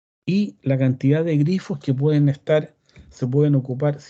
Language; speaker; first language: Spanish; native; Spanish